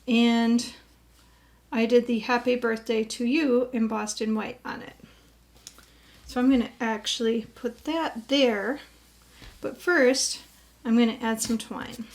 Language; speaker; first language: English; native; English